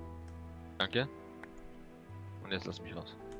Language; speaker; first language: German; native; German